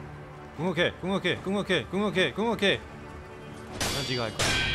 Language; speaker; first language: Korean; non-native, fluent; German